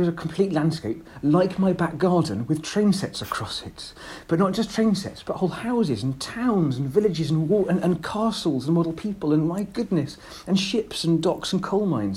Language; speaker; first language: English; native; English